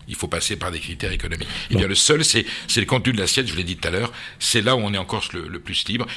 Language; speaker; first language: French; native; French